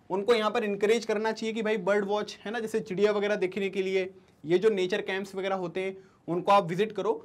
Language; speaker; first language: Hindi; native; Hindi